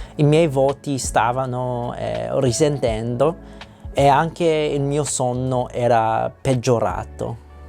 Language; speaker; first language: Italian; non-native, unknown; English